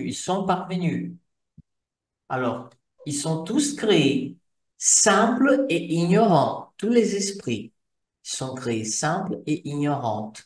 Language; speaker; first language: French; non-native, fluent; Portuguese